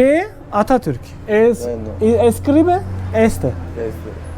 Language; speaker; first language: Spanish; non-native, learner; Turkish